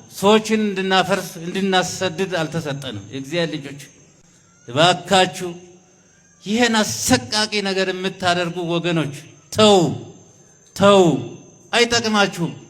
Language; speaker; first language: Amharic; native; Amharic